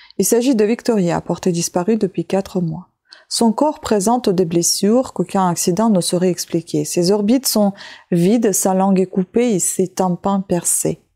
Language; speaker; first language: French; native; French